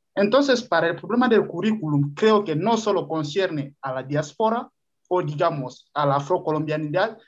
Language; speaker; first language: Spanish; non-native, fluent; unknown